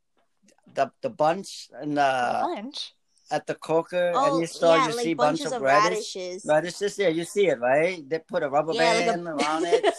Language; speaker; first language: English; early bilingual, other home language; Lao